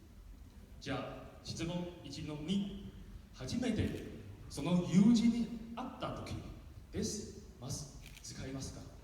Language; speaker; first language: Japanese; non-native, learner; Min Nan Chinese